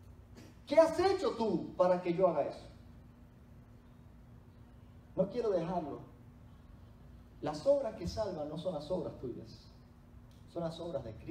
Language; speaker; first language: Spanish; native; Spanish